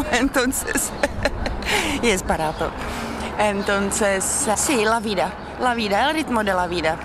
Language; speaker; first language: Spanish; non-native, fluent; Czech